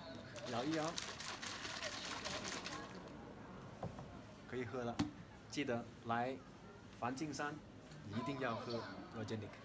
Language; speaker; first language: Chinese; non-native, fluent; Indonesian